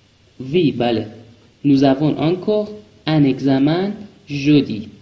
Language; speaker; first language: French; non-native, fluent; Persian